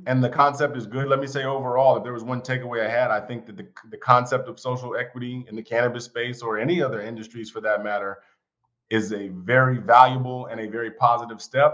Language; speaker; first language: English; native; English